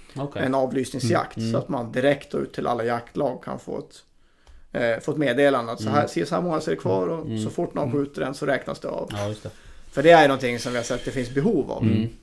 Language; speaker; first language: Swedish; native; Swedish